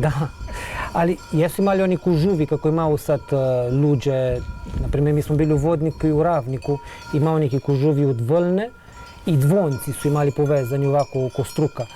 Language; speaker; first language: Bosnian; native; Bosnian